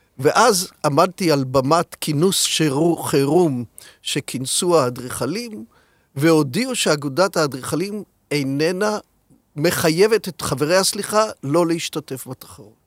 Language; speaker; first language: Hebrew; native; Hebrew